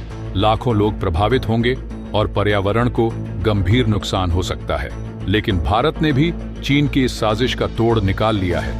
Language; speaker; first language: Hindi; native; Hindi